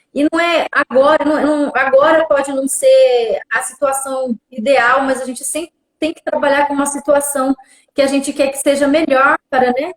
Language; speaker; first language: Portuguese; non-native, local second language; Guarani